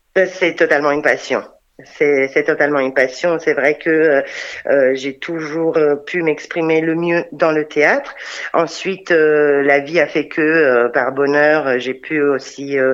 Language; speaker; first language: French; non-native, fluent; Romanian